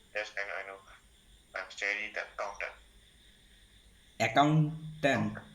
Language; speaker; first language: English; non-native, learner; Bangla